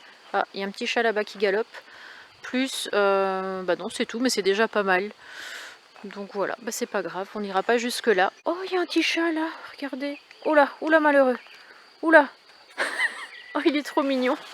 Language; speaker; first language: French; native; French